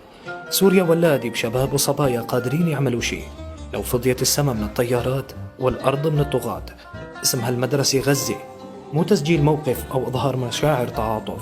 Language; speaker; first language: Arabic; native; Arabic